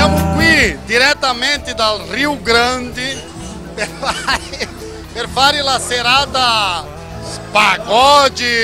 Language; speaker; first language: Italian; non-native, fluent; Portuguese